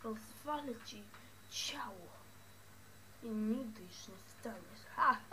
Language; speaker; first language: Polish; early bilingual, heritage; Dutch